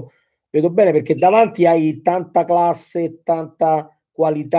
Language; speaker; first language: Italian; native; Italian